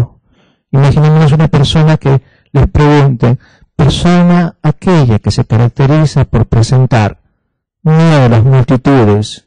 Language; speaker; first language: Spanish; native; Spanish